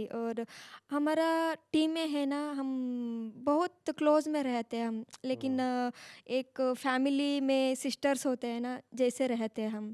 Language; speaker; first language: Hindi; non-native, local second language; Kannada